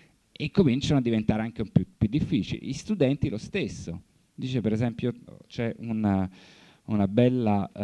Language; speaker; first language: Italian; native; Italian